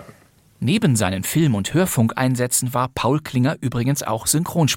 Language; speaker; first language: German; native; German